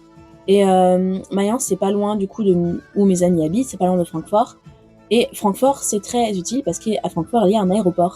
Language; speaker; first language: French; native; French